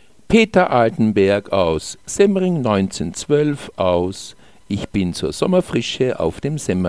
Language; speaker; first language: German; native; German